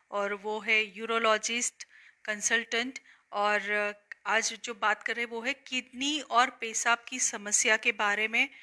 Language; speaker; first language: Hindi; non-native, local second language; Gujarati